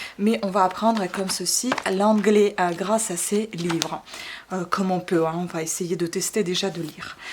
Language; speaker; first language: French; non-native, fluent; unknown